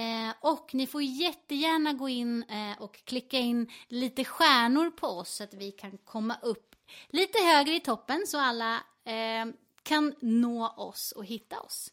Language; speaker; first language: Swedish; native; Swedish